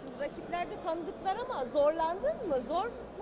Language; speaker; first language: Turkish; native; Turkish